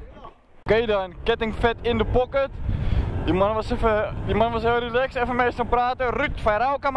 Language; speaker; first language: Dutch; native; Dutch